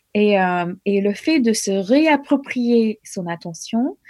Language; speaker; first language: French; non-native, fluent; English